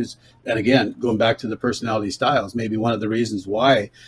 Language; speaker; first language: English; native; English